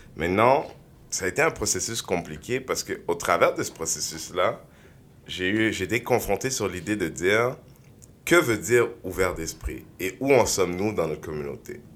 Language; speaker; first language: French; native; French